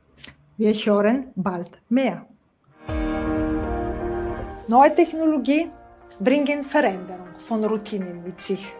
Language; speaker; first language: German; non-native, fluent; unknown